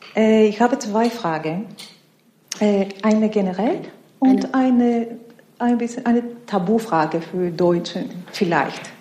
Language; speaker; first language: German; non-native, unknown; Greek